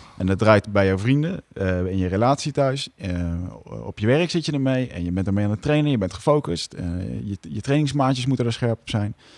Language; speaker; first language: Dutch; native; Dutch